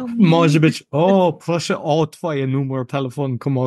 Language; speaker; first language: Polish; non-native, learner; English